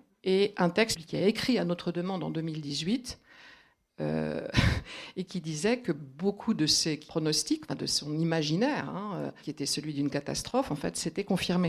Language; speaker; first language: French; native; French